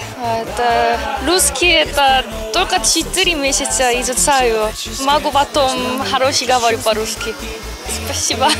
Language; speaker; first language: Russian; non-native, learner; Korean